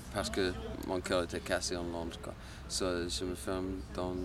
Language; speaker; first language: French; non-native, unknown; English